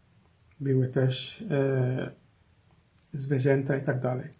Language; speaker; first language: Polish; non-native, fluent; Somali